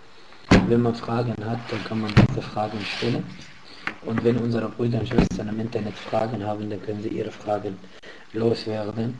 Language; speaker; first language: German; non-native, fluent; Arabic